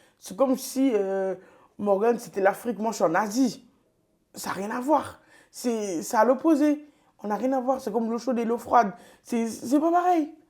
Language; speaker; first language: French; early bilingual, other home language; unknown